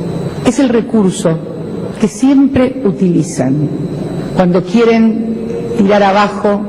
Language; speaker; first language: Spanish; non-native, fluent; Portuguese